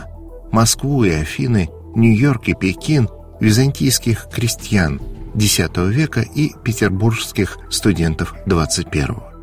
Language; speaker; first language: Russian; native; Russian